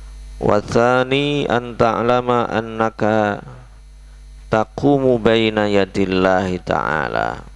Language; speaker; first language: Arabic; non-native, fluent; Javanese